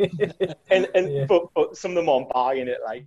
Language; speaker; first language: English; native; English